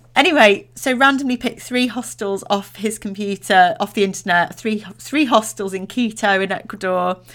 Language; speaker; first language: English; native; English